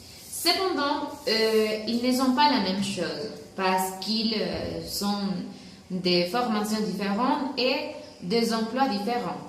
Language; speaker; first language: French; non-native, learner; Spanish